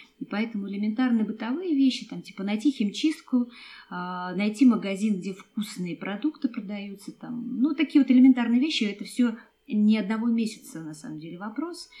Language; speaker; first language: Russian; native; Russian